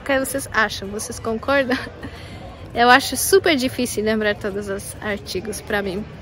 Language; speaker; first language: Portuguese; non-native, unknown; Polish